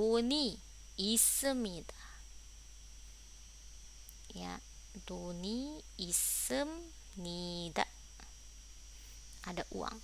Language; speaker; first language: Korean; non-native, fluent; Indonesian